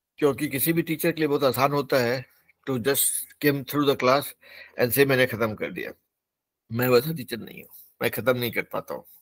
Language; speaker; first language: Hindi; native; Hindi